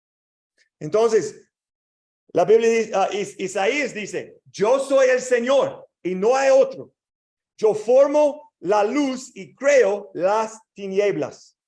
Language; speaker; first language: Spanish; non-native, learner; English